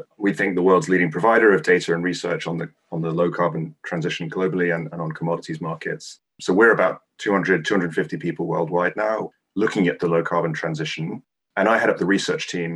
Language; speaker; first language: English; non-native, local second language; Cantonese